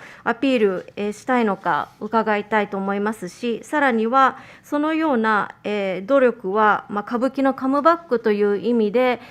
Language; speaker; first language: Japanese; native; Japanese